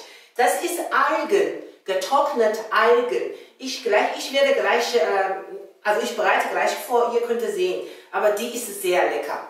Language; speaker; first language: German; non-native, learner; Chinese